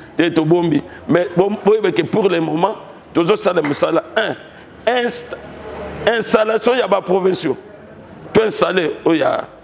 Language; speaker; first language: Lingala; native; Lingala